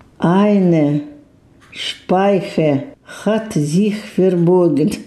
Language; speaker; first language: German; non-native, learner; Russian